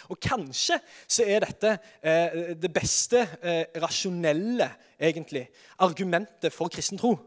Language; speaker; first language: Norwegian; native; Norwegian